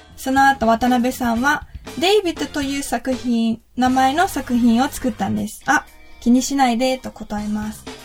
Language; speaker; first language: Japanese; native; Japanese